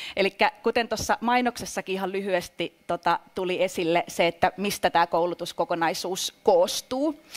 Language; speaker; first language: Finnish; native; Finnish